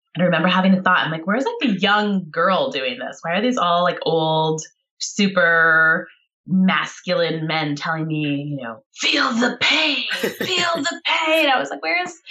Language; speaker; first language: English; native; English